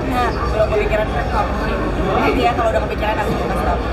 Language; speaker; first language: Indonesian; native; Indonesian